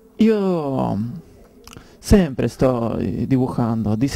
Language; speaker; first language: Italian; non-native, learner; Spanish